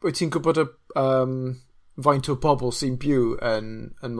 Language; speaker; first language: Welsh; non-native, local second language; English